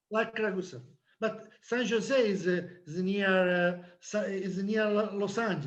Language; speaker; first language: English; non-native, learner; Italian